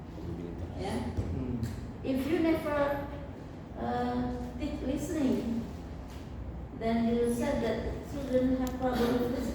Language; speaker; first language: English; non-native, fluent; Indonesian